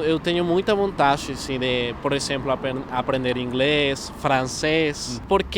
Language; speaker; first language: Portuguese; non-native, fluent; Spanish